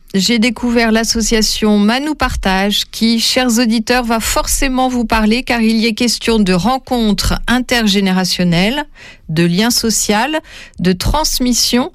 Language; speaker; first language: French; native; French